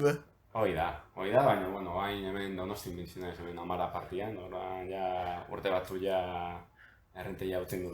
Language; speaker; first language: Basque; native; Basque